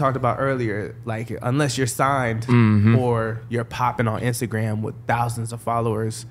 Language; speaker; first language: English; native; English